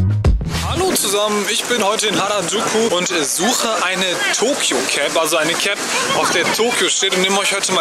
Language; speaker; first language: German; native; German